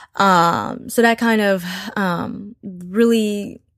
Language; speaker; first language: English; early bilingual, other home language; Yoruba